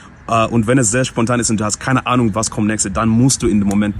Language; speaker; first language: German; non-native, learner; English